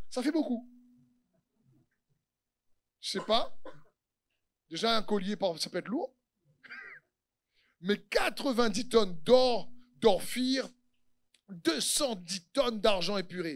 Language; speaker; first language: French; native; French